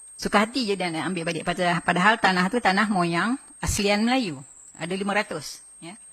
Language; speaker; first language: Malay; native; Malay